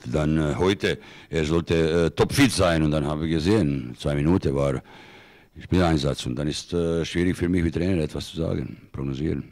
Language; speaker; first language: German; non-native, fluent; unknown